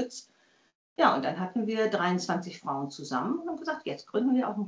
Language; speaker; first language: German; native; German